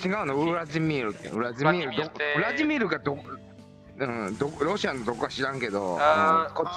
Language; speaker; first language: Japanese; native; Japanese